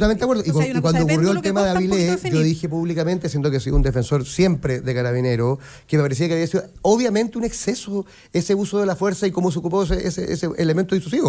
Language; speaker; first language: Spanish; native; Spanish